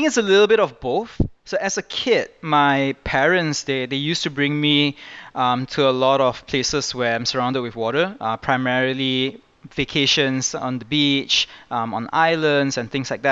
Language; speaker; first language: English; native; English